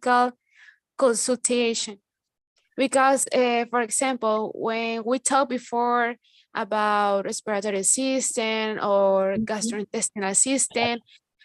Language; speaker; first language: English; non-native, learner; Spanish